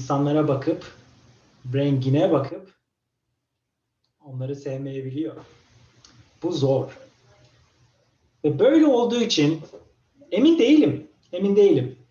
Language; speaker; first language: Turkish; non-native, fluent; English